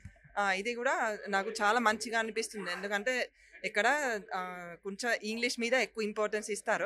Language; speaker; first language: Telugu; non-native, fluent; Finnish